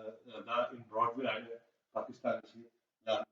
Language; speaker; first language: German; non-native, learner; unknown